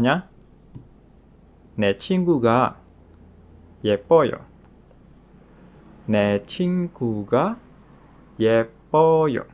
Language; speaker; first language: Korean; non-native, fluent; Indonesian